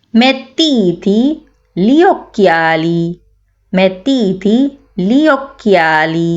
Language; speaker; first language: Italian; non-native, learner; Urdu